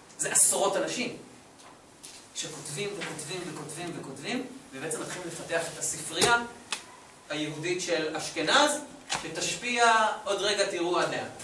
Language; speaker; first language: Hebrew; native; Hebrew